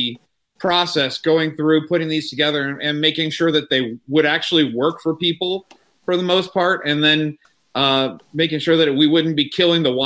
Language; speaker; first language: English; native; English